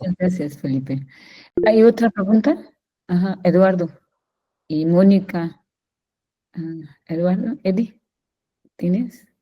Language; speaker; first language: Spanish; non-native, fluent; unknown